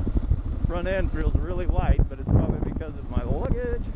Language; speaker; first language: English; native; English